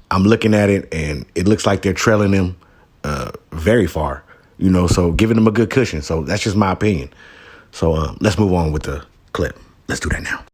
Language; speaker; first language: English; native; English